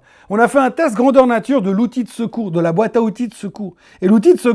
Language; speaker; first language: French; native; French